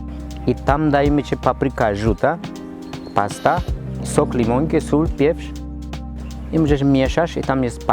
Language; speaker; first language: Polish; non-native, learner; Spanish